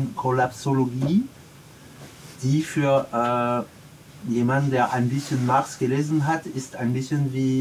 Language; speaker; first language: German; non-native, learner; French